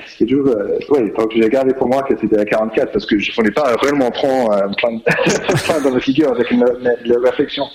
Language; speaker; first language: French; non-native, fluent; English